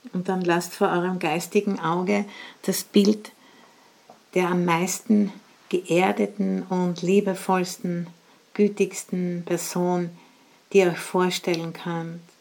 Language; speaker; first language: German; native; German